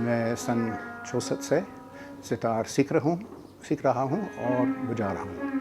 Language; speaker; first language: Urdu; non-native, fluent; English